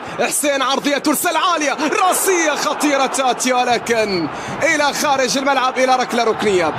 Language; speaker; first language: Arabic; native; Arabic